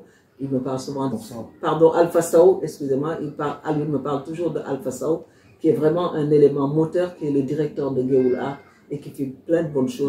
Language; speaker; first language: French; non-native, local second language; Wolof